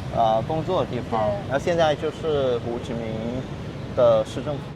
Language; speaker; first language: Chinese; non-native, fluent; Vietnamese